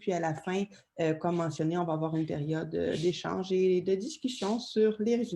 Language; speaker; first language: French; native; French